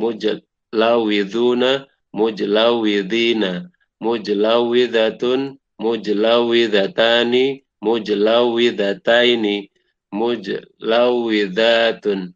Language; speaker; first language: Arabic; non-native, learner; Indonesian